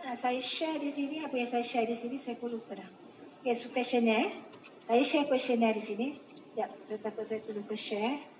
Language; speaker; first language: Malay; native; Malay